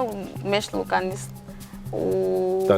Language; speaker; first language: Portuguese; native; Portuguese